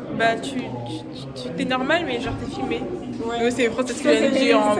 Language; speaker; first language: French; native; French